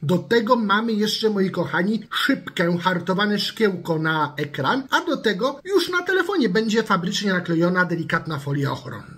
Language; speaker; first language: Polish; native; Polish